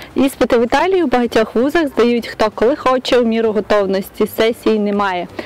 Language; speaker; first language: Ukrainian; native; Ukrainian